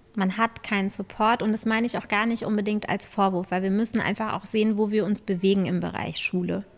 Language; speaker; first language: German; native; German